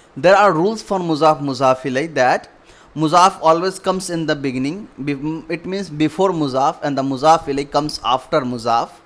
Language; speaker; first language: English; non-native, local second language; Urdu